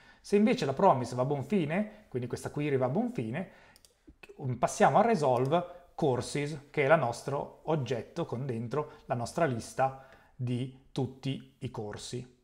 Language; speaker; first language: Italian; native; Italian